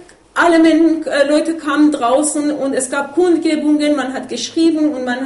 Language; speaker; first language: German; non-native, fluent; Persian